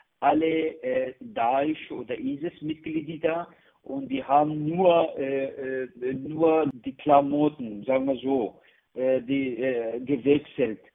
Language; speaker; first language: German; non-native, learner; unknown